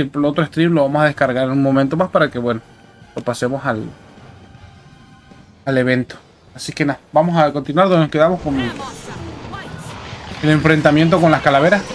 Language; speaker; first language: Spanish; native; Spanish